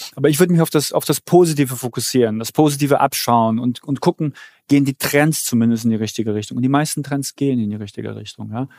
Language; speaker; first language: German; early bilingual, other home language; Polish